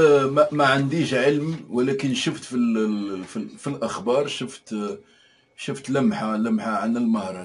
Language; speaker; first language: Arabic; native; Arabic